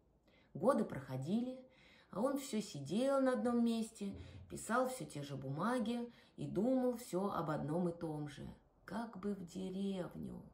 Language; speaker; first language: Russian; native; Russian